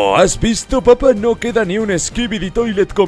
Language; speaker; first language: Spanish; native; Spanish